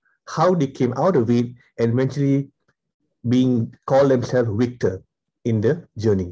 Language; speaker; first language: English; non-native, local second language; Tamil